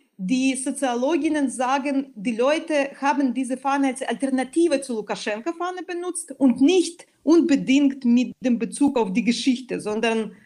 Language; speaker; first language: German; non-native, fluent; Belarusian